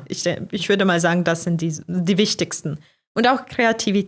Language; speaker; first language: German; non-native, fluent; Croatian